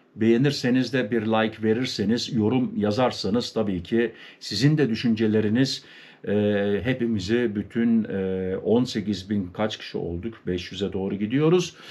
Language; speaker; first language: Turkish; native; Turkish